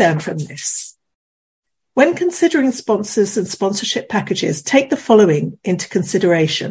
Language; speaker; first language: English; native; English